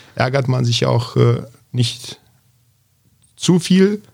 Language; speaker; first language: German; early bilingual, other home language; Bosnian